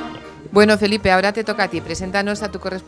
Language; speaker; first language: Spanish; native; Spanish